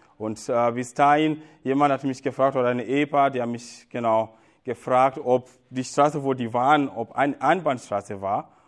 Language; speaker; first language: German; non-native, fluent; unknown